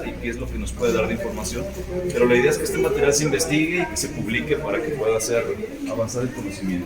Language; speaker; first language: Spanish; native; Spanish